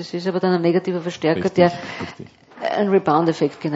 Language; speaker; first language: German; native; German